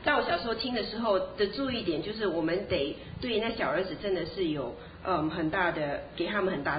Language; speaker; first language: Chinese; native; Chinese